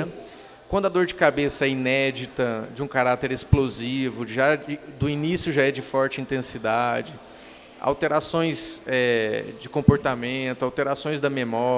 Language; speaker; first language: Portuguese; native; Portuguese